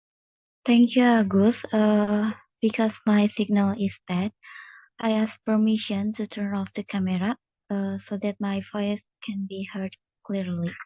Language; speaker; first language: English; non-native, learner; Indonesian